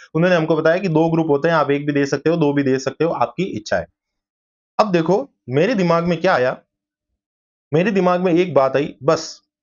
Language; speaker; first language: Hindi; native; Hindi